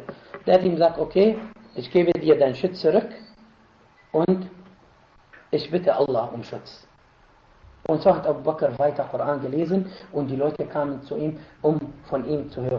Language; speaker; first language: German; non-native, fluent; Arabic